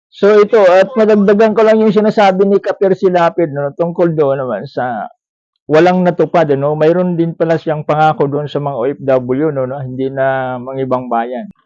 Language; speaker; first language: Filipino; non-native, local second language; Cebuano